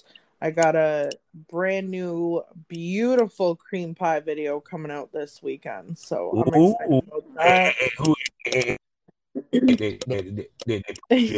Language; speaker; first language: English; native; English